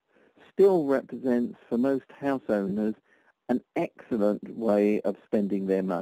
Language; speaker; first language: English; native; English